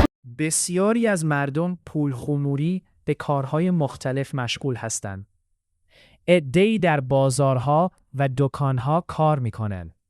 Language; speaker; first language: Persian; native; Persian